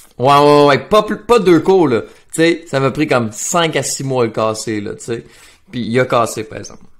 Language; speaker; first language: French; native; French